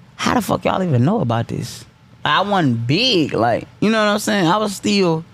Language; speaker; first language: English; native; English